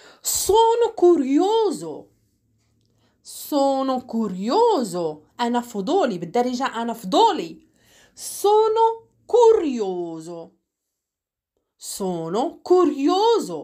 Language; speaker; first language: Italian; non-native, fluent; Arabic